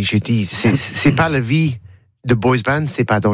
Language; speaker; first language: French; non-native, learner; English